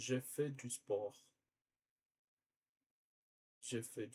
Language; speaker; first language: French; non-native, learner; Portuguese